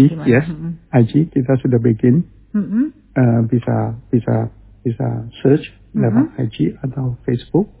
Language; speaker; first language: Indonesian; early bilingual, heritage; Chinese